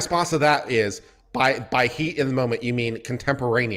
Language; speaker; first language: English; native; English